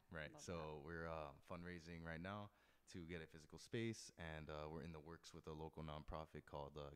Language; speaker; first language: English; native; English